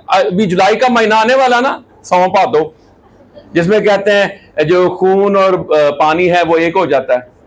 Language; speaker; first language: Urdu; non-native, local second language; Punjabi